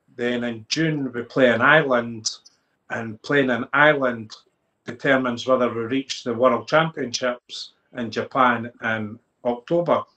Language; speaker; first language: English; native; English